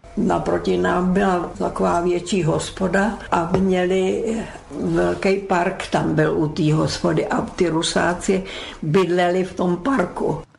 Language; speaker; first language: Czech; native; Czech